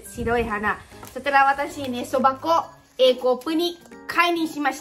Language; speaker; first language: Japanese; non-native, learner; Lao